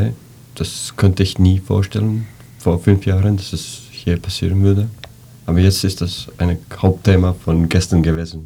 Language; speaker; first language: German; non-native, fluent; Estonian